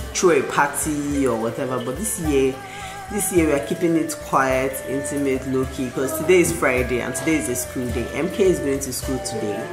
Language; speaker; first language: English; non-native, local second language; Igbo